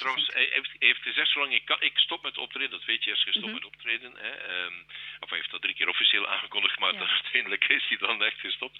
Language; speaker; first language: Dutch; native; Dutch